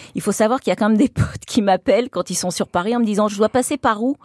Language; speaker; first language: French; native; French